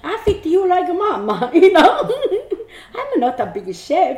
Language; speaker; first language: English; non-native, learner; Italian